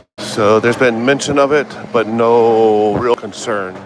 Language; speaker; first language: English; native; English